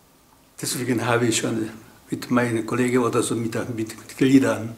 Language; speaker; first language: German; non-native, learner; Japanese